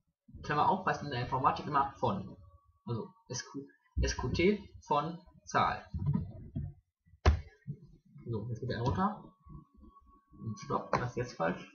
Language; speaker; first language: German; native; German